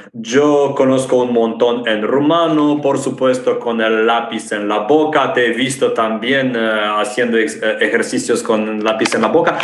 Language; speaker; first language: Spanish; non-native, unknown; Romanian